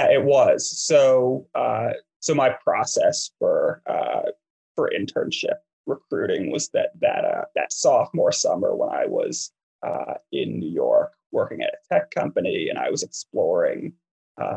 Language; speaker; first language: English; native; English